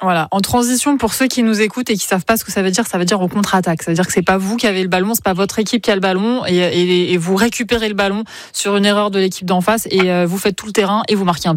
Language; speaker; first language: French; native; French